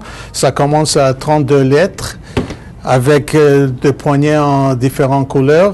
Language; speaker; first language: French; non-native, fluent; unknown